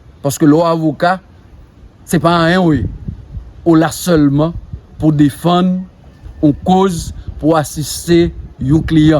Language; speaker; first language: French; non-native, local second language; Haitian Creole